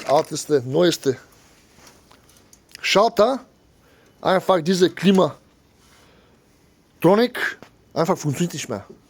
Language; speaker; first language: German; non-native, learner; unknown